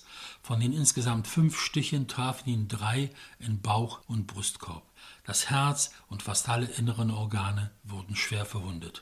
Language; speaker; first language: German; non-native, fluent; Polish